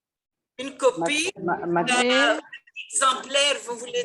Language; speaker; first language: French; non-native, local second language; Arabic